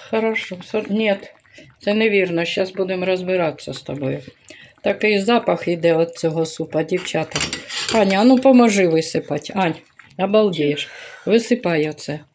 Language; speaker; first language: Ukrainian; native; Ukrainian